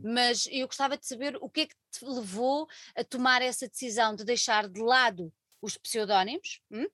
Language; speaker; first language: Portuguese; native; Portuguese